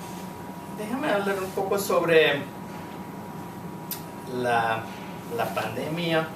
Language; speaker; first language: Spanish; non-native, fluent; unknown